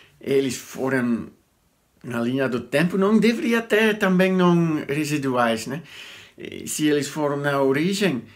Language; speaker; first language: Portuguese; non-native, learner; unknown